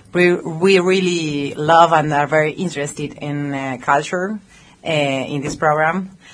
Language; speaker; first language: English; non-native, fluent; Spanish